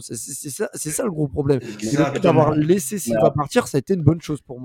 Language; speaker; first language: French; native; French